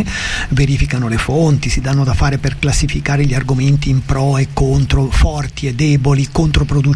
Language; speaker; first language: Italian; native; Italian